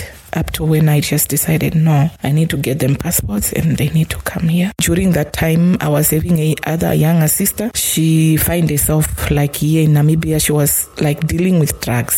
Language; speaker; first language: English; non-native, local second language; Shona